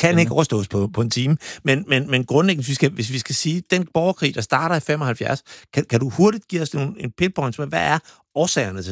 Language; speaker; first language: Danish; native; Danish